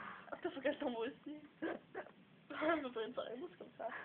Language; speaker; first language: French; native; French